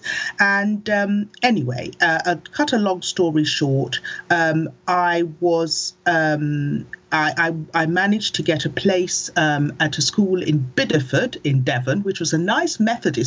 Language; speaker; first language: English; early bilingual, other home language; Akan